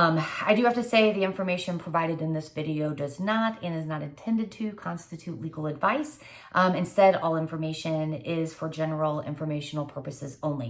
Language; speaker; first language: English; native; English